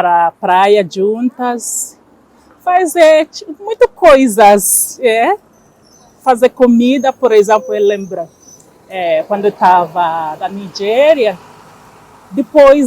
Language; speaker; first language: Portuguese; non-native, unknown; Igbo